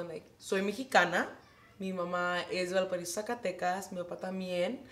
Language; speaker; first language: Spanish; early bilingual, other home language; English